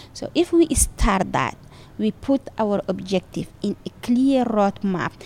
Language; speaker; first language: English; non-native, fluent; Fula